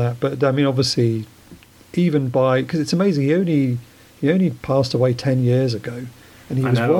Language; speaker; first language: English; native; English